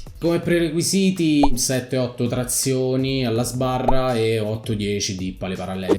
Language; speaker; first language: Italian; native; Italian